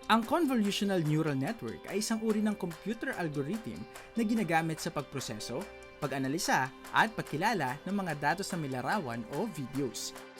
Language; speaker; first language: Filipino; native; Filipino